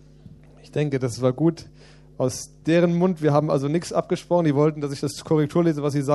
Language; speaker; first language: German; native; German